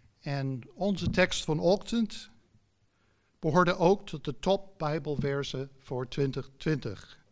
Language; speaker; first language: Dutch; non-native, fluent; English